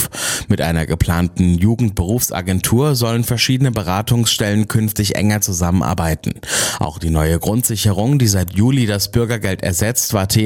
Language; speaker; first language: German; native; German